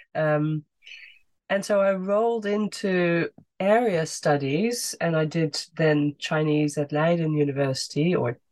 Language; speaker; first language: English; non-native, fluent; Dutch